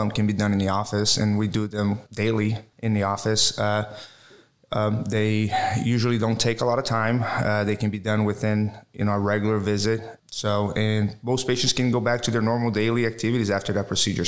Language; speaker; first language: English; non-native, fluent; Portuguese